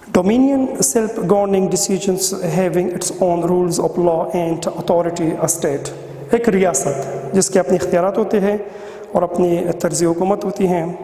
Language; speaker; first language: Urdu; non-native, local second language; Pashto